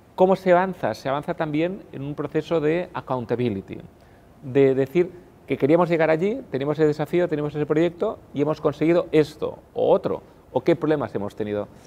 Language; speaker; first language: Spanish; non-native, local second language; Catalan